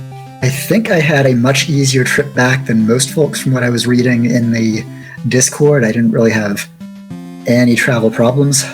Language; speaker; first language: English; native; English